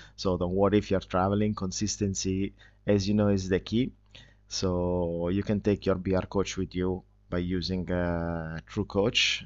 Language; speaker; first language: English; non-native, fluent; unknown